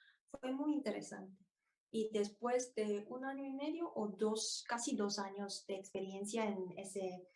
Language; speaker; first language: Spanish; non-native, fluent; Korean